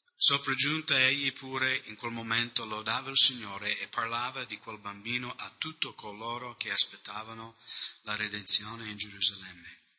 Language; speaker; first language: Italian; non-native, fluent; English